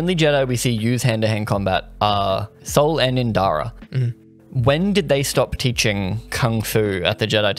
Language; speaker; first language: English; native; English